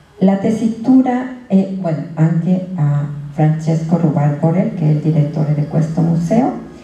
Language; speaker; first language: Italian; non-native, learner; Spanish